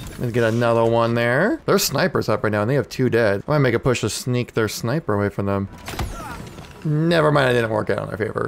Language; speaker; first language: English; native; English